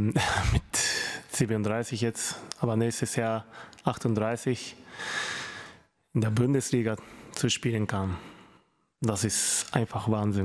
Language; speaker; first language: German; non-native, learner; Japanese